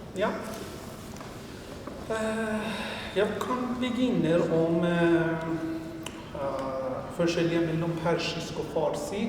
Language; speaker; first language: Norwegian; non-native, learner; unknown